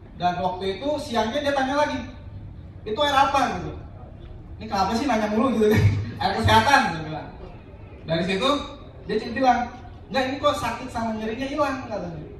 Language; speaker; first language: Indonesian; native; Indonesian